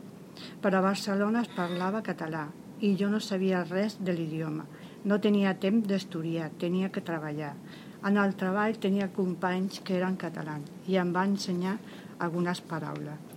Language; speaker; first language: Catalan; non-native, learner; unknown